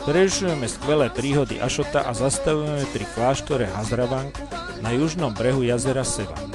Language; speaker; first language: Slovak; native; Slovak